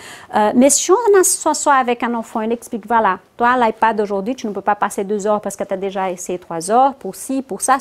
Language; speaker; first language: French; non-native, fluent; Portuguese